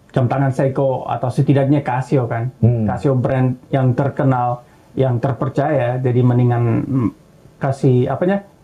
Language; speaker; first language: Indonesian; non-native, fluent; Dutch